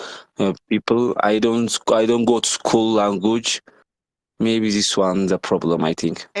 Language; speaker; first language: English; non-native, learner; Amharic